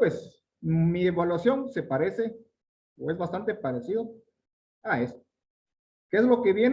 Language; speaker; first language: Spanish; native; Spanish